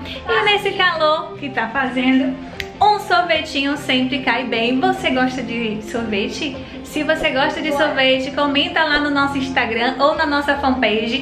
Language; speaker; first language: Portuguese; native; Portuguese